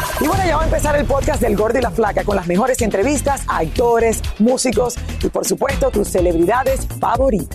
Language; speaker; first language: Spanish; native; Spanish